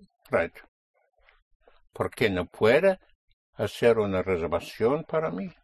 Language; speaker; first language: Spanish; non-native, fluent; English